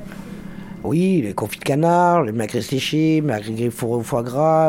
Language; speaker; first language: French; native; French